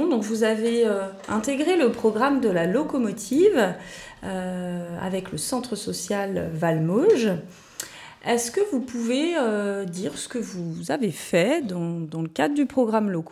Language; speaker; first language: French; native; French